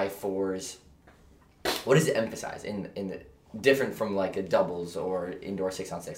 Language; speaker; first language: English; native; English